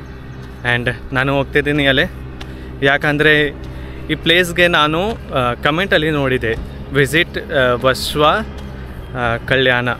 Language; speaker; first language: Kannada; non-native, learner; Hindi